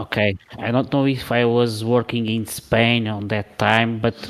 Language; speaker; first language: English; non-native, learner; Portuguese